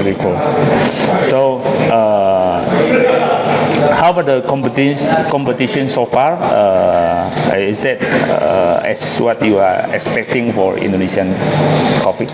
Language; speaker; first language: English; non-native, learner; Indonesian